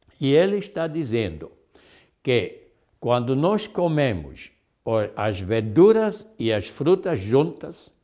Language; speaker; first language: Portuguese; non-native, fluent; Spanish